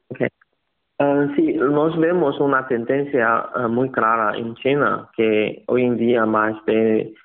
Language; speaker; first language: Spanish; non-native, learner; Chinese